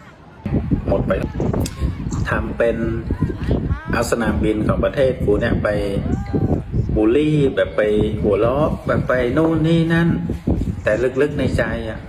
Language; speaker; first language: Thai; native; Thai